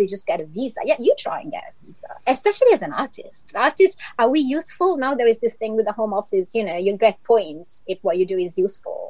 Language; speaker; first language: English; non-native, fluent; Italian